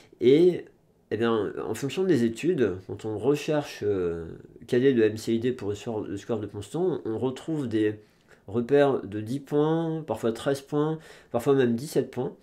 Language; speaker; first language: French; native; French